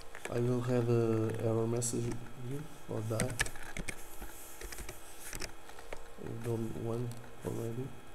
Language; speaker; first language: English; non-native, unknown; Portuguese